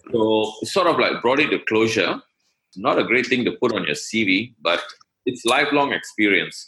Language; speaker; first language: English; non-native, local second language; Tamil